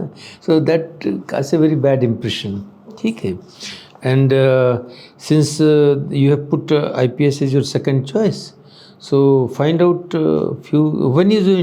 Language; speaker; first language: English; non-native, local second language; Hindi